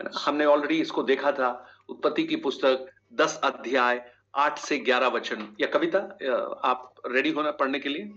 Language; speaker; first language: Hindi; native; Hindi